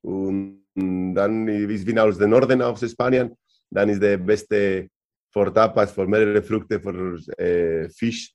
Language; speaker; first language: German; non-native, learner; Spanish